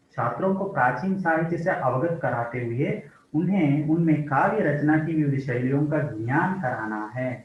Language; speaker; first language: Hindi; non-native, local second language; Telugu